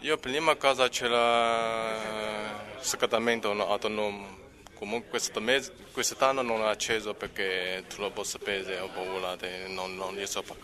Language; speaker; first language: Italian; non-native, learner; Chinese